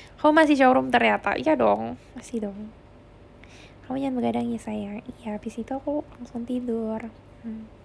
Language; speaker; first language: Indonesian; native; Indonesian